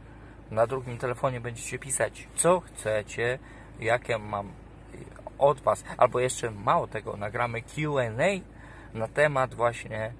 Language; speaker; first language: Polish; native; Polish